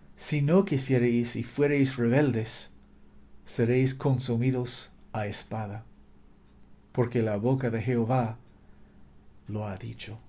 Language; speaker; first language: Spanish; non-native, fluent; English